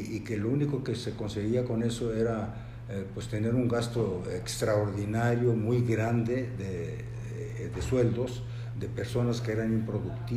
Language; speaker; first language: Spanish; native; Spanish